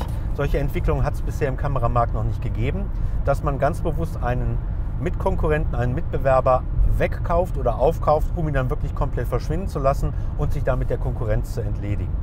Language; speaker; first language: German; native; German